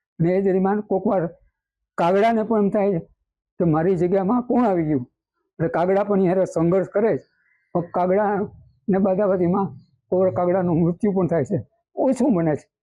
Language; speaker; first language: Gujarati; native; Gujarati